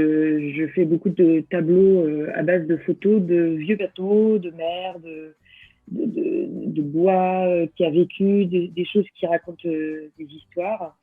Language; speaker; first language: French; native; French